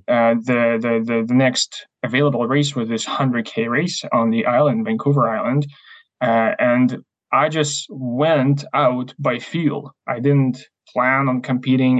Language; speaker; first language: English; non-native, fluent; Ukrainian